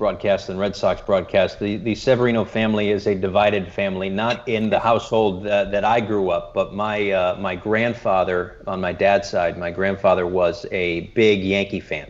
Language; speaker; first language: English; native; English